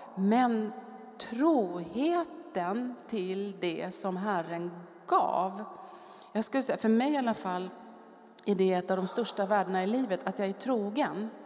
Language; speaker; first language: Swedish; native; Swedish